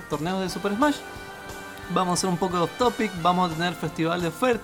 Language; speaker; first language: Spanish; native; Spanish